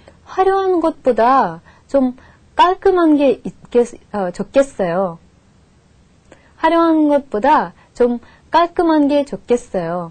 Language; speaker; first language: Korean; non-native, fluent; Russian